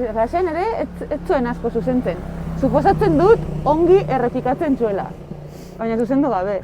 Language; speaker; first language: Basque; non-native, fluent; Italian